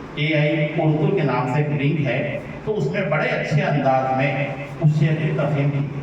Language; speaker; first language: Urdu; native; Urdu